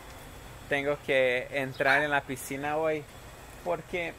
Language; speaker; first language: Spanish; non-native, fluent; Portuguese